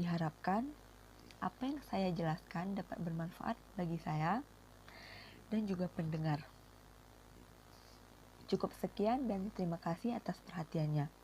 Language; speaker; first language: Indonesian; native; Indonesian